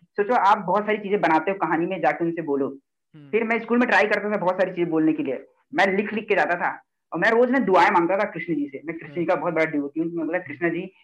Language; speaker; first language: Hindi; native; Hindi